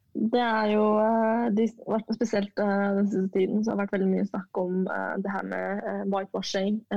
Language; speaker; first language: Norwegian; early bilingual, other home language; Chinese